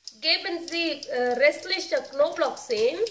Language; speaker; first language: German; non-native, learner; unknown